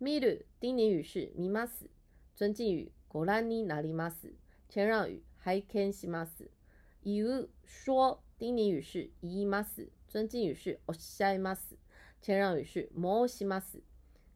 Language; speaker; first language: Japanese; non-native, fluent; Chinese